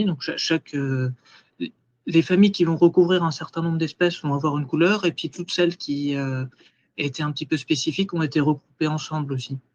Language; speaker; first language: French; native; French